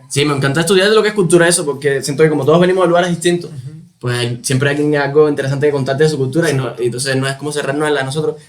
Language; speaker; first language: Spanish; native; Spanish